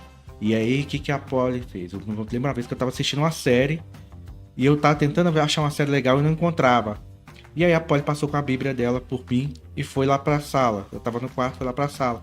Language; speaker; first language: Portuguese; native; Portuguese